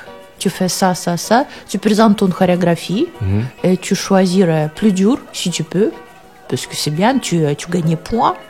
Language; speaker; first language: French; non-native, learner; Russian